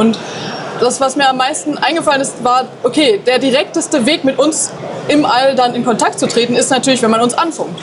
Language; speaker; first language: German; native; German